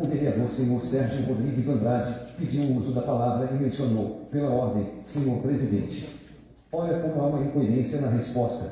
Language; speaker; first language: Portuguese; native; Portuguese